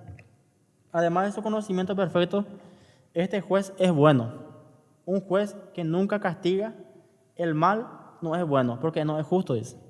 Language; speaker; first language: Spanish; native; Spanish